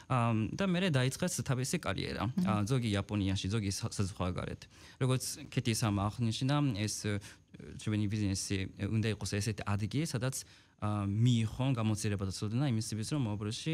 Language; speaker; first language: Georgian; non-native, fluent; Japanese